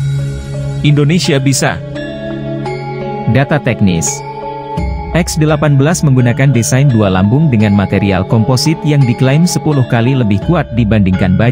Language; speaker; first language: Indonesian; native; Indonesian